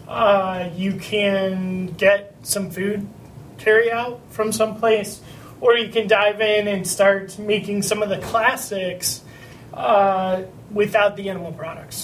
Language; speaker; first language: English; native; English